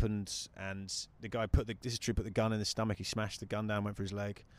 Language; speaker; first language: English; native; English